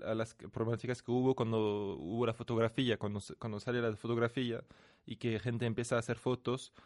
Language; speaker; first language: Spanish; non-native, fluent; French